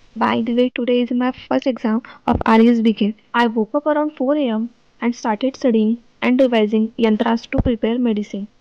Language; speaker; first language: English; non-native, local second language; Marathi